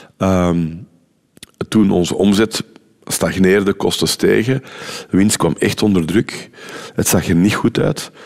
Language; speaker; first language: Dutch; native; Dutch